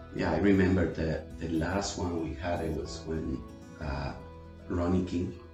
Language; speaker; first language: English; non-native, fluent; Spanish